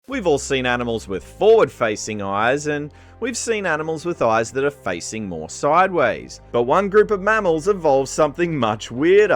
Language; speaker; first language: English; native; English